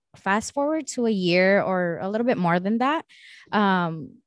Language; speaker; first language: English; early bilingual, other home language; Spanish